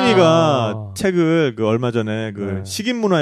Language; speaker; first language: Korean; native; Korean